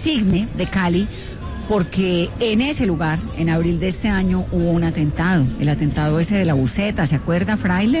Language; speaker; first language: Spanish; native; Spanish